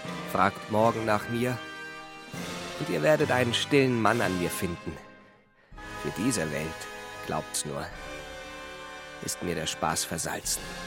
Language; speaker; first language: German; native; German